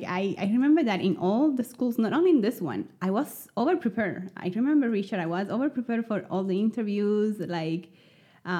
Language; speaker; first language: English; non-native, fluent; Spanish